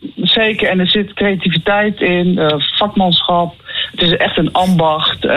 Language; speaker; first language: Dutch; native; Dutch